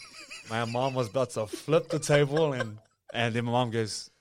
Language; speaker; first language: English; native; English